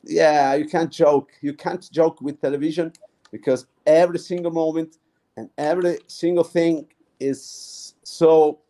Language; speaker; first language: English; non-native, fluent; Italian